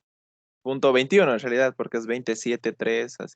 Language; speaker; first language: Spanish; native; Spanish